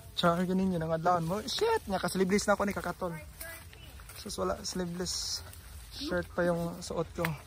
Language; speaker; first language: Filipino; non-native, local second language; Cebuano